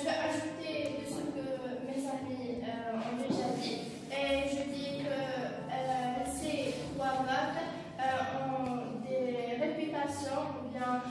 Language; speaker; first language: French; non-native, learner; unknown